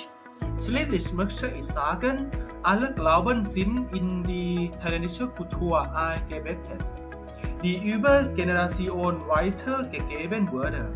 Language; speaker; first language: German; non-native, learner; Thai